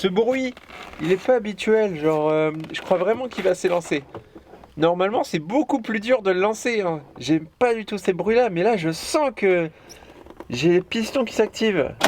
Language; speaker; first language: French; native; French